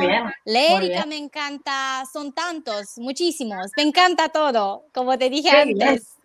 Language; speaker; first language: Spanish; non-native, fluent; Romanian